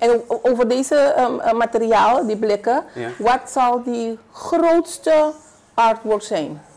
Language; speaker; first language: Dutch; non-native, local second language; Papiamento